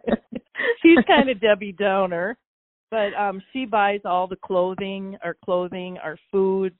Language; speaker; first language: English; native; English